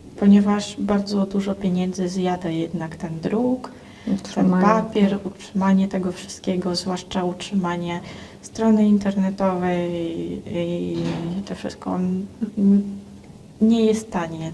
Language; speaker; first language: Polish; non-native, fluent; Russian